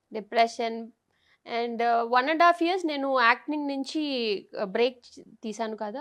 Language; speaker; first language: Telugu; non-native, local second language; Tamil